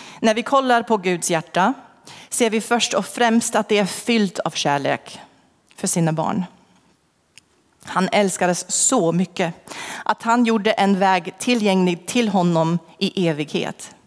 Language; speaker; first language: Swedish; non-native, fluent; English